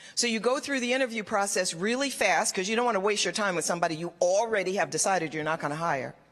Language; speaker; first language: English; native; English